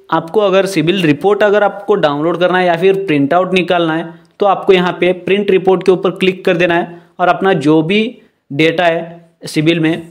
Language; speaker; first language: Hindi; non-native, local second language; Marathi